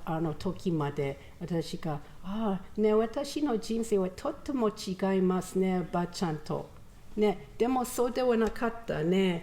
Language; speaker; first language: Japanese; non-native, learner; English